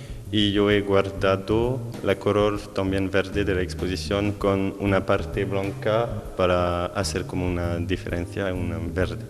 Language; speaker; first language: Spanish; non-native, learner; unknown